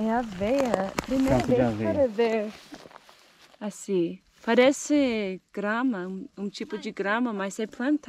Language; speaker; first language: Portuguese; non-native, learner; English